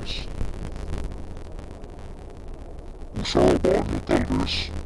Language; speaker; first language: Spanish; non-native, fluent; English